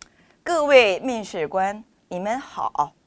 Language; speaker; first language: Chinese; non-native, fluent; Korean